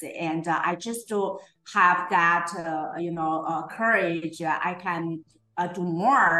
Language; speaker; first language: English; non-native, fluent; Chinese